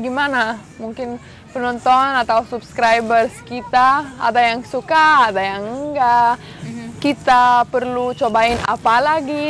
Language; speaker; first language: Indonesian; non-native, learner; Romanian